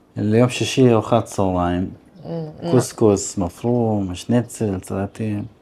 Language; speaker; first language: Hebrew; non-native, fluent; Arabic